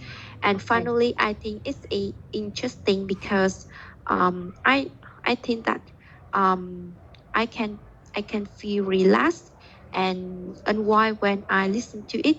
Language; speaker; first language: English; non-native, learner; Vietnamese